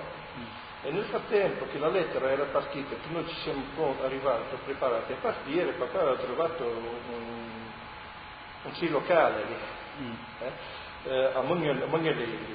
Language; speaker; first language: Italian; early bilingual, heritage; Italian